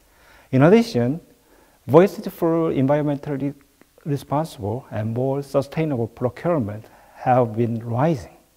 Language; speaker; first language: English; non-native, fluent; Korean